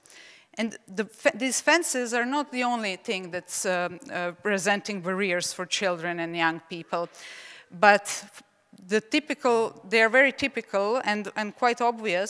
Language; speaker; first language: English; non-native, fluent; Czech